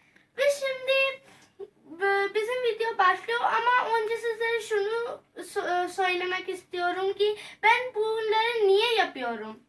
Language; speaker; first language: Turkish; non-native, learner; Urdu